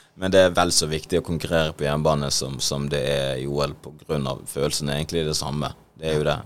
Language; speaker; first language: Norwegian; early bilingual, other home language; Swahili